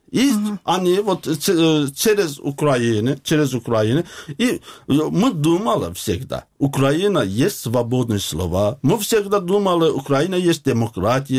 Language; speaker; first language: Russian; non-native, learner; Azerbaijani